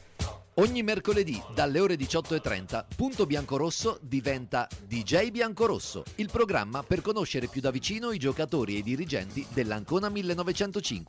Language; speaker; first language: Italian; native; Italian